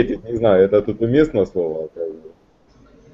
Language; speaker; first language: Russian; native; Russian